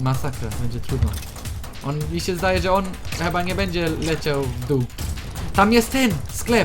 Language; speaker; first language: Polish; native; Polish